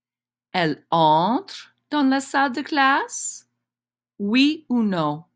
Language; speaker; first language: French; non-native, fluent; English